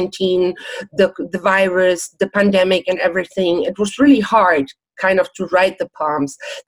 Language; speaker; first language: English; non-native, fluent; German